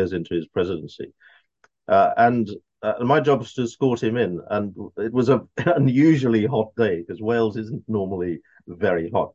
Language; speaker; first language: English; native; English